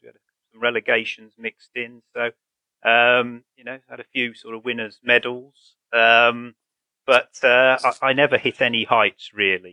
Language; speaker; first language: English; native; English